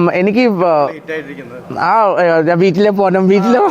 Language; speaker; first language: Malayalam; non-native, local second language; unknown